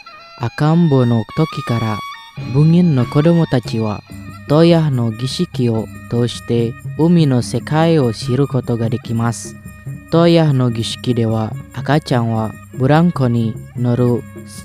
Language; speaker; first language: Japanese; non-native, fluent; Indonesian